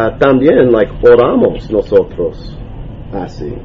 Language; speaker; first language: Spanish; non-native, learner; English